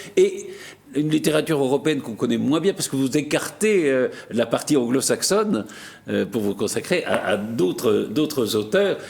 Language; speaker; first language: French; native; French